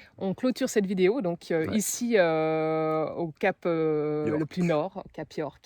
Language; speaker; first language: French; native; French